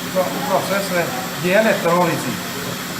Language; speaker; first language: Portuguese; native; Portuguese